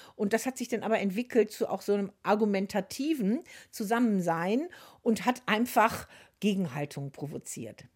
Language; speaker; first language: German; native; German